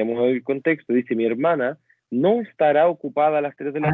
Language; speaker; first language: Spanish; native; Spanish